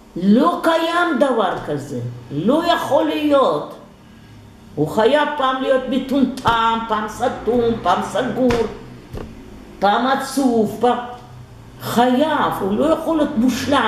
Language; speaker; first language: Hebrew; non-native, fluent; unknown